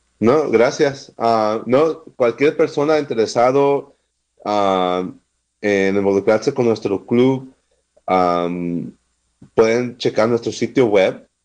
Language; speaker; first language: Spanish; non-native, fluent; English